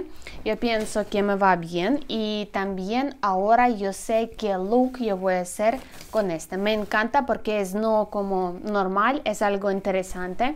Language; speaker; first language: Spanish; non-native, learner; Ukrainian